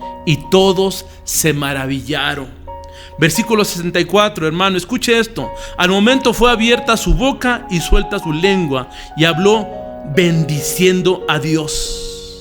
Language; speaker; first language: Spanish; native; Spanish